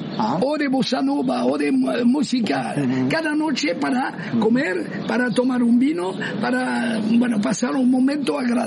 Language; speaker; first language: Spanish; non-native, fluent; French